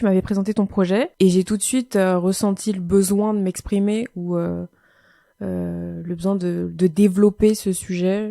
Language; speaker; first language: French; native; French